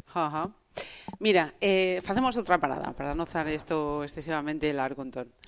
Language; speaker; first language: Galician; native; Galician